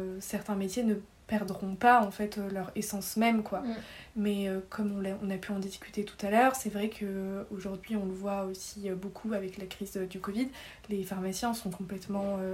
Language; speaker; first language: French; native; French